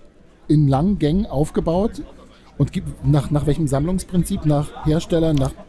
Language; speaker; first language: German; native; German